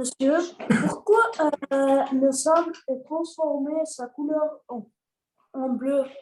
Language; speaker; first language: French; non-native, local second language; Arabic